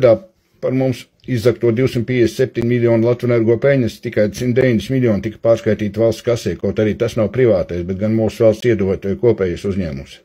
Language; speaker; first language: Latvian; native; Latvian